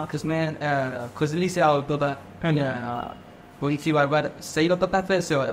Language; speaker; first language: Hindi; native; Hindi